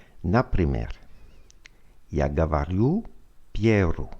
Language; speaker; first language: Russian; non-native, fluent; French